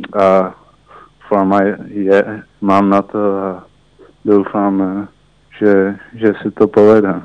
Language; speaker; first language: Czech; early bilingual, heritage; Czech